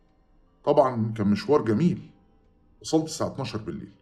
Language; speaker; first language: Arabic; native; Arabic